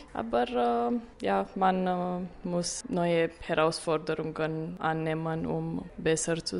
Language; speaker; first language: German; non-native, learner; Romanian